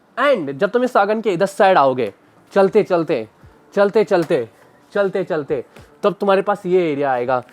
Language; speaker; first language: Hindi; native; Hindi